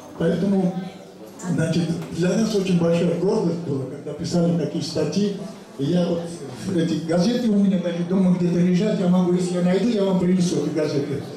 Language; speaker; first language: Russian; non-native, local second language; Armenian